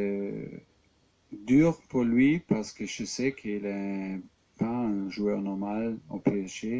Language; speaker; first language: French; non-native, fluent; German